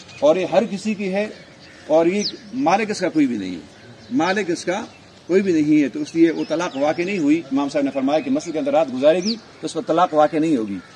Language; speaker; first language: Urdu; non-native, local second language; Pashto